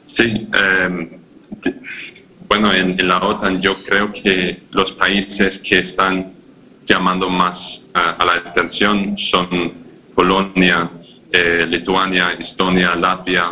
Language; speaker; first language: Spanish; non-native, fluent; English